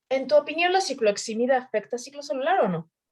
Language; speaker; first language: Spanish; native; Spanish